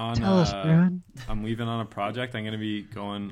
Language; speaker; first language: English; native; English